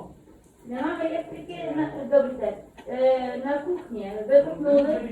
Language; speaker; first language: Czech; non-native, learner; Ukrainian